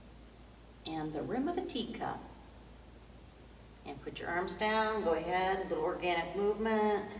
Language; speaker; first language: English; native; English